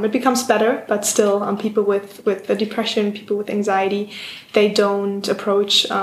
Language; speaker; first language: English; non-native, fluent; German